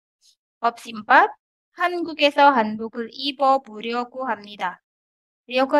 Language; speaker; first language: Korean; non-native, fluent; Indonesian